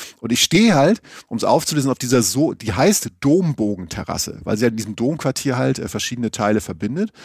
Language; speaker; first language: German; native; German